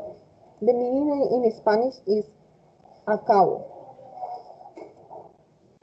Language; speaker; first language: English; non-native, fluent; Spanish